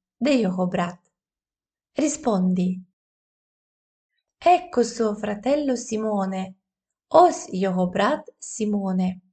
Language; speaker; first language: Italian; non-native, fluent; Ukrainian